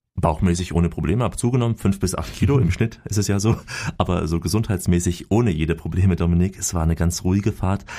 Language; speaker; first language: German; native; German